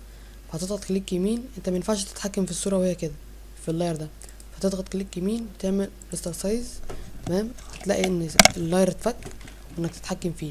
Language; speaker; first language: Arabic; native; Arabic